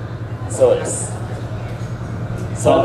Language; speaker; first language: Japanese; non-native, fluent; Chinese